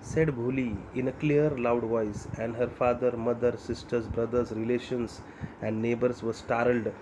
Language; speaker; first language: English; non-native, local second language; Marathi